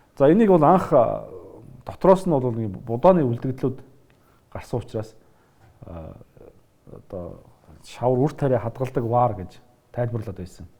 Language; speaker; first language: Mongolian; native; Mongolian